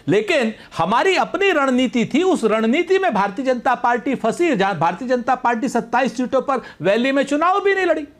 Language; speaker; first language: Hindi; native; Hindi